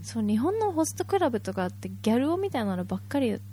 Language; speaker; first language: Japanese; early bilingual, heritage; Japanese